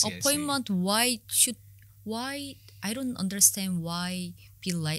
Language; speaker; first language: English; non-native, learner; Korean